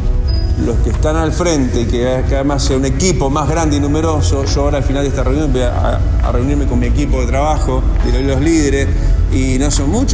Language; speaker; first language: Spanish; native; Spanish